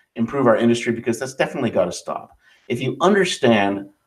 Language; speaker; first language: English; native; English